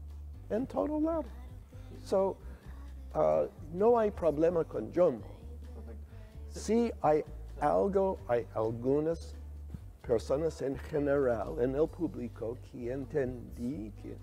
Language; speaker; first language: Spanish; non-native, learner; English